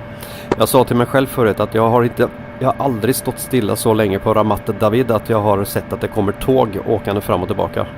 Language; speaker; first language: Swedish; native; Swedish